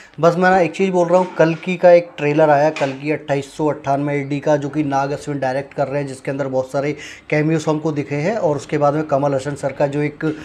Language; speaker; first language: Hindi; native; Hindi